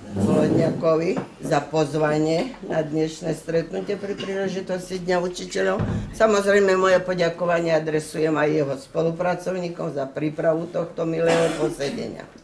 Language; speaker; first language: Slovak; native; Slovak